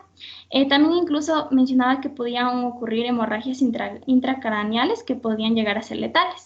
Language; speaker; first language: Spanish; native; Spanish